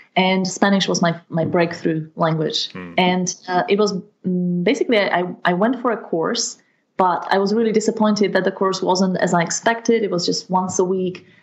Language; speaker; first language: English; non-native, fluent; Slovak